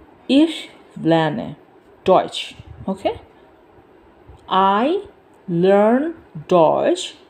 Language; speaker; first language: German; non-native, learner; Bangla